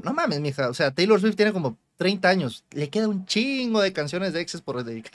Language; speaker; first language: Spanish; native; Spanish